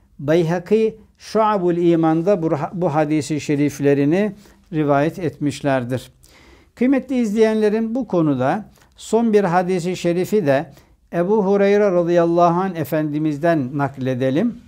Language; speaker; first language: Turkish; native; Turkish